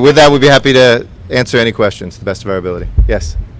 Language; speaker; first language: English; native; English